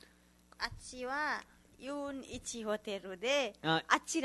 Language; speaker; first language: Japanese; non-native, learner; Nepali